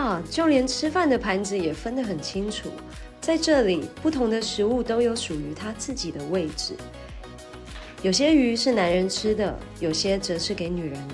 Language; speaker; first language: Chinese; native; Chinese